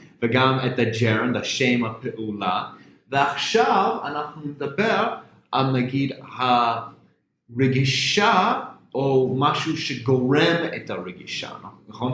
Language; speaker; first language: Hebrew; non-native, fluent; English